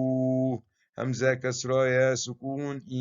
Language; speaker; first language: Arabic; non-native, fluent; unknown